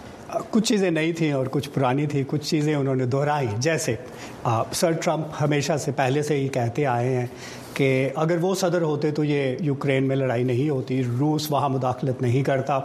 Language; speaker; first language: Urdu; native; Urdu